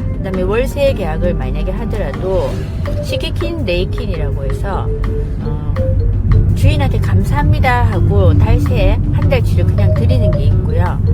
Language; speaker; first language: Korean; native; Korean